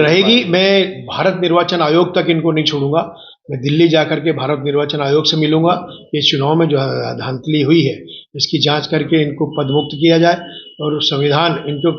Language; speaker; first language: Hindi; native; Hindi